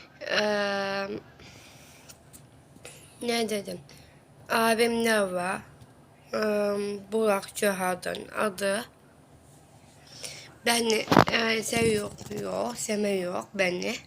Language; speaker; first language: Turkish; non-native, learner; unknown